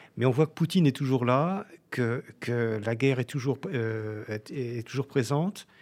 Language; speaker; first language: French; native; French